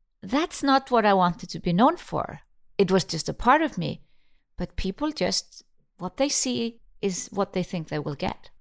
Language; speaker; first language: English; non-native, fluent; Icelandic